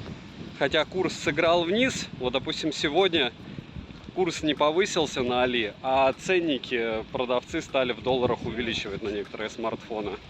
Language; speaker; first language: Russian; native; Russian